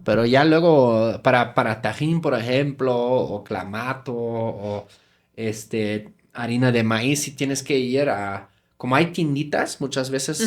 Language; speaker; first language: Spanish; non-native, fluent; German